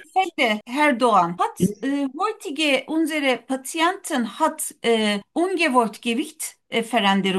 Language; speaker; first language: German; non-native, learner; Turkish